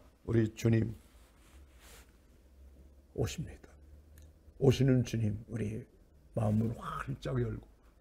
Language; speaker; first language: Korean; native; Korean